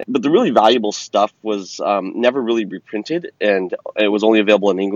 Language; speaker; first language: English; native; English